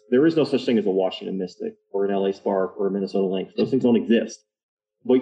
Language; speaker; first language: English; native; English